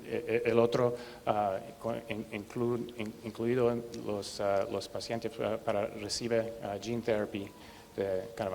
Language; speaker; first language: Spanish; non-native, learner; English